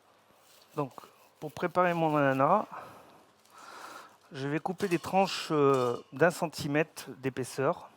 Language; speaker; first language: French; native; French